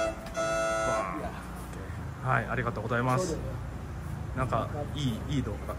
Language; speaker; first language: Japanese; native; Japanese